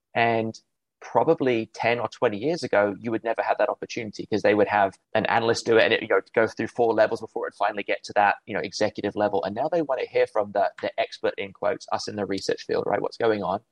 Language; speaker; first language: English; native; English